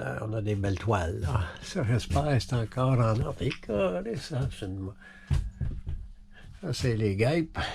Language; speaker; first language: French; native; French